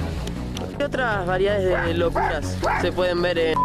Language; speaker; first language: Spanish; native; Spanish